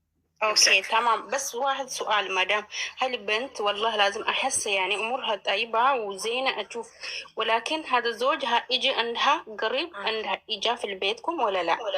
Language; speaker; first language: Arabic; non-native, learner; Oromo